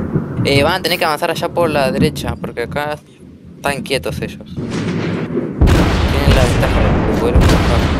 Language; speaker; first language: Spanish; native; Spanish